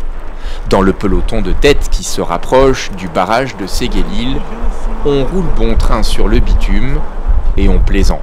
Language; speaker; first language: French; native; French